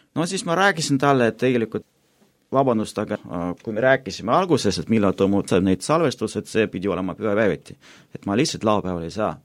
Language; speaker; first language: Estonian; non-native, local second language; Russian